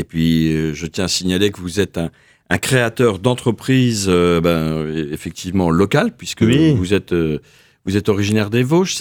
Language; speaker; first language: French; native; French